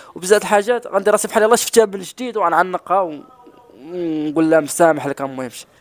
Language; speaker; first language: Arabic; non-native, local second language; Spanish